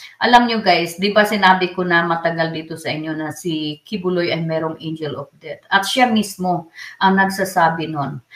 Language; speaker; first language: Filipino; non-native, local second language; Cebuano